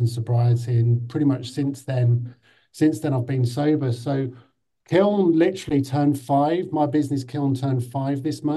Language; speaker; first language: English; native; English